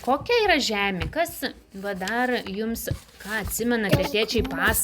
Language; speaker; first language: Lithuanian; native; Lithuanian